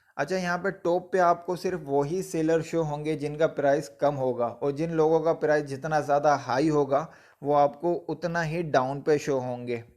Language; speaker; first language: Hindi; non-native, local second language; Punjabi